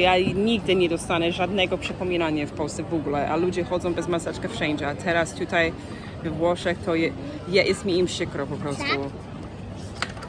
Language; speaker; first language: Polish; non-native, fluent; English